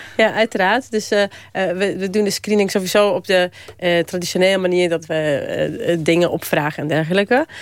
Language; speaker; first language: Dutch; early bilingual, other home language; Polish